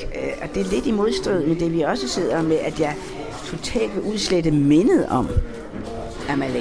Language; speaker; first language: Danish; native; Danish